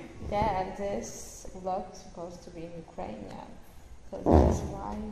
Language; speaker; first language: English; non-native, fluent; Ukrainian